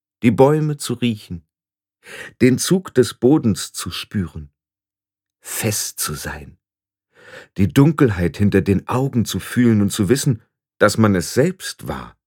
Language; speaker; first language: German; native; German